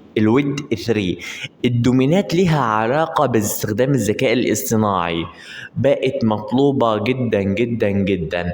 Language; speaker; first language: Arabic; native; Arabic